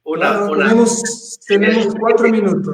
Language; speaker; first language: Spanish; non-native, fluent; Portuguese